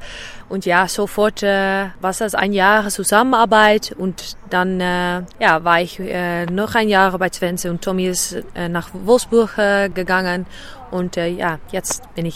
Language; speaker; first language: German; non-native, learner; Dutch